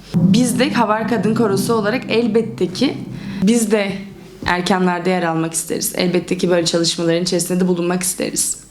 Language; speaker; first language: Turkish; native; Turkish